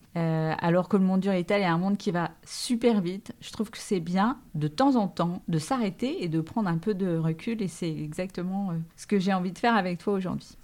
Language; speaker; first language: French; native; French